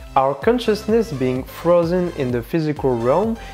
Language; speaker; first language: English; non-native, fluent; French